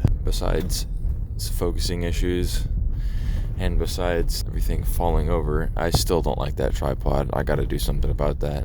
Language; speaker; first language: English; native; English